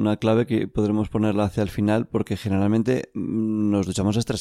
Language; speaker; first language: Spanish; native; Spanish